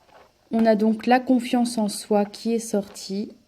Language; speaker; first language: French; native; French